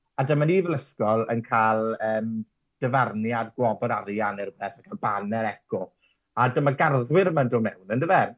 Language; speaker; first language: Welsh; native; Welsh